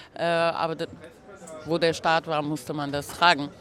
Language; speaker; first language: German; non-native, fluent; Persian